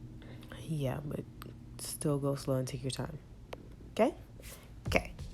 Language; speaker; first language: English; native; English